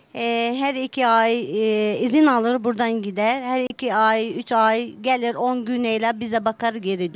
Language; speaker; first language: Turkish; early bilingual, heritage; Turkish